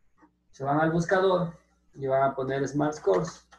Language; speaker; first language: Spanish; native; Spanish